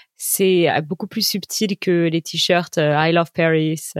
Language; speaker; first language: French; native; French